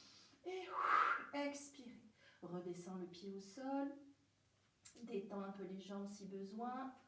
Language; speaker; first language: French; native; French